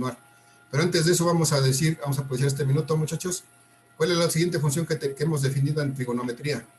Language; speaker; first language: Spanish; native; Spanish